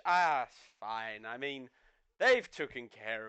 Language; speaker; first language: English; native; English